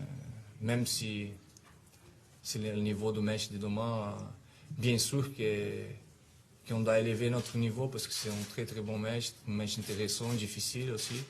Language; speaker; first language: French; non-native, fluent; Italian